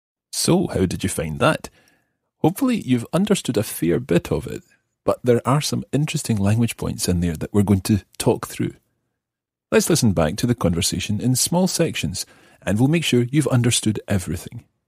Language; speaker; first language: English; native; English